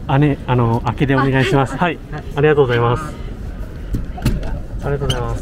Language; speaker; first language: Japanese; native; Japanese